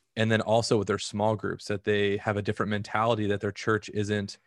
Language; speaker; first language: English; native; English